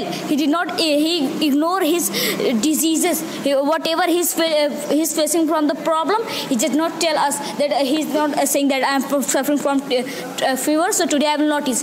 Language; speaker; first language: English; non-native, learner; Hindi